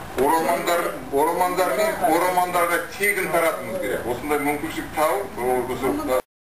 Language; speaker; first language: Kazakh; non-native, local second language; Russian